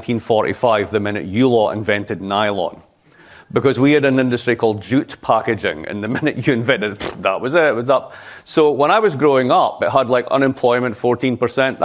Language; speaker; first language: English; native; English